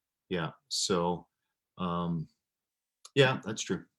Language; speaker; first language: English; native; English